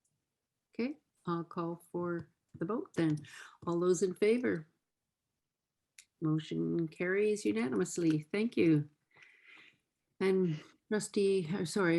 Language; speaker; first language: English; native; English